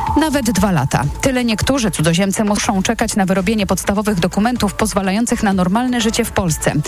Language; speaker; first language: Polish; native; Polish